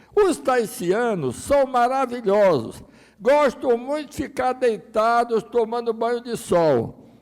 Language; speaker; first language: Portuguese; early bilingual, other home language; Russian